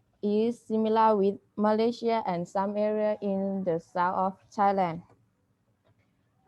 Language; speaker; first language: English; non-native, learner; Thai